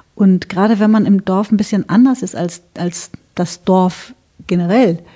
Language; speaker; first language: German; native; German